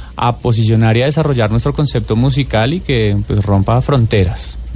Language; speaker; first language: Spanish; native; Spanish